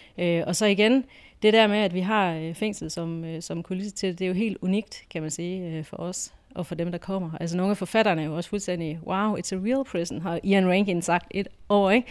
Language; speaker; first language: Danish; native; Danish